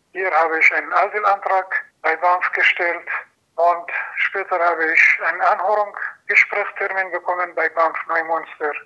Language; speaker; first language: German; non-native, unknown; Persian